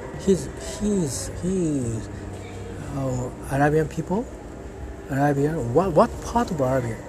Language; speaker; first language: English; non-native, learner; Japanese